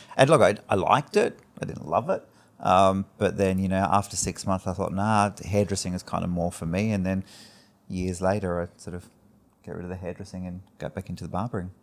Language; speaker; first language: English; early bilingual, other home language; Greek